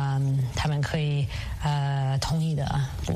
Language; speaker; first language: Chinese; non-native, fluent; English